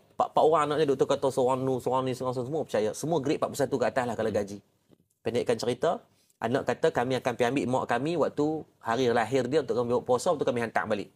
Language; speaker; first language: Malay; native; Malay